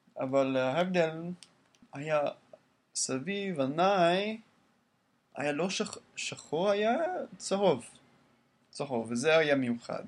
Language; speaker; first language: Hebrew; non-native, learner; English